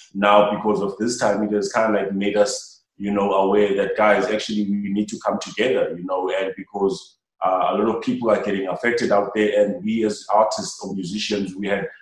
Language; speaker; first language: English; non-native, local second language; Xhosa